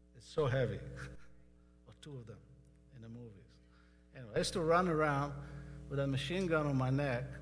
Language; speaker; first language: English; non-native, fluent; Hebrew